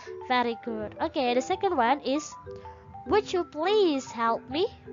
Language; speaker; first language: English; non-native, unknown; Indonesian